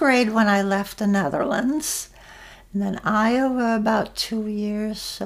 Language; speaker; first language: English; non-native, fluent; Dutch